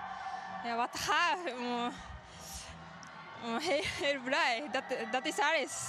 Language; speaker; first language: Dutch; non-native, learner; Japanese